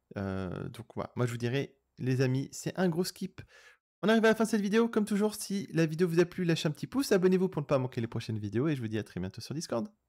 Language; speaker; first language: French; native; French